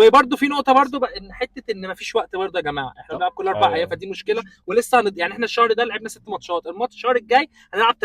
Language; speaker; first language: Arabic; native; Arabic